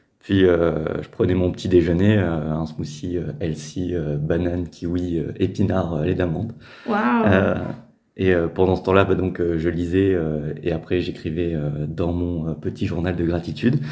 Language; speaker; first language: French; native; French